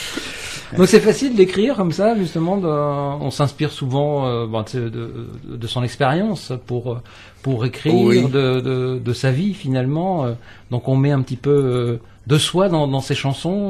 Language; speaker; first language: French; native; French